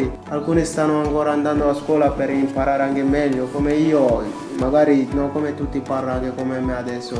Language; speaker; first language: Italian; non-native, learner; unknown